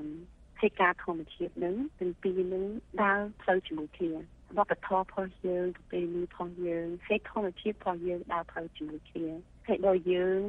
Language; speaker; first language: Khmer; early bilingual, heritage; Khmer